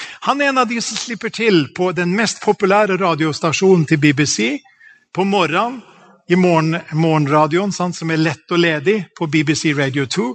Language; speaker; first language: Norwegian; native; Norwegian